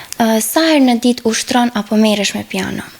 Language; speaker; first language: Albanian; native; Albanian